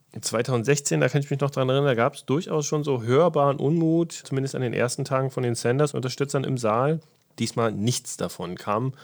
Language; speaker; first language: German; native; German